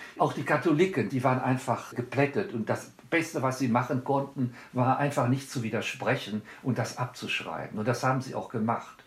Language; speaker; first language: German; native; German